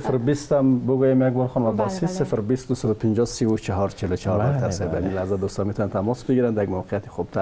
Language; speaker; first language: Persian; native; Persian